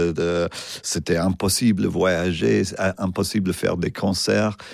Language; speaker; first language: French; non-native, fluent; English